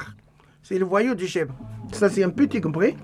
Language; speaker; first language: French; non-native, learner; Arabic